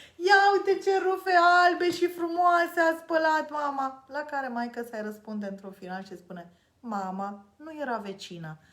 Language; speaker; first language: Romanian; native; Romanian